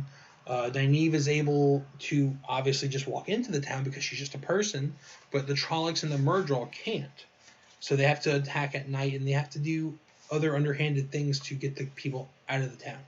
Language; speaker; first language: English; native; English